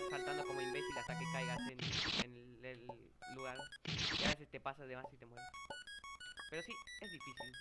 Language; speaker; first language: Spanish; native; Spanish